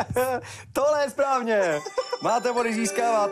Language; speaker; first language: Czech; native; Czech